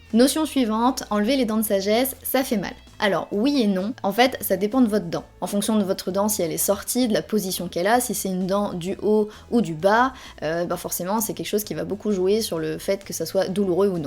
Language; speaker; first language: French; native; French